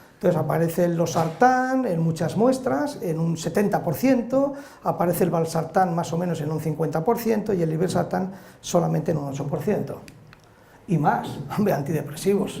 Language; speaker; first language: Spanish; native; Spanish